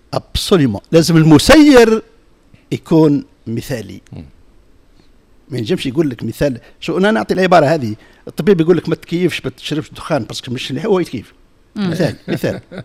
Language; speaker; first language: Arabic; native; Arabic